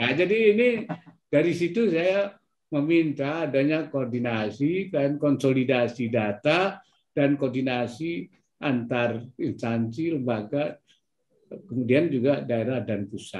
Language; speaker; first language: Indonesian; native; Indonesian